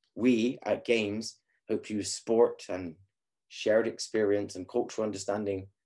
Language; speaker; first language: English; native; English